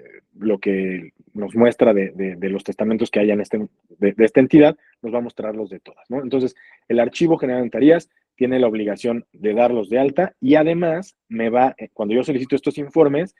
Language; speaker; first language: Spanish; native; Spanish